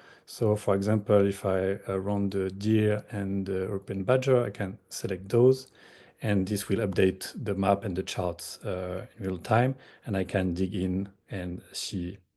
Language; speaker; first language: English; non-native, fluent; French